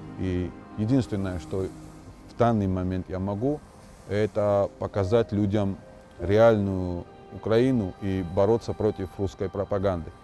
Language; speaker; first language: Russian; non-native, local second language; Georgian